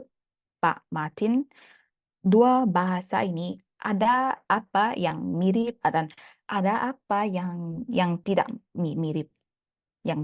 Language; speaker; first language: Indonesian; non-native, fluent; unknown